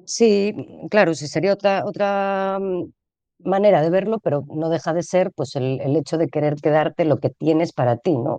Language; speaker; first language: Spanish; native; Spanish